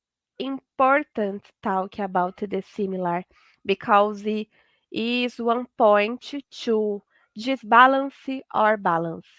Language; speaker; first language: English; non-native, learner; Portuguese